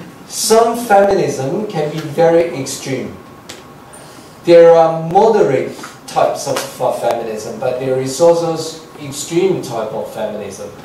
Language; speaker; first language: English; non-native, fluent; Chinese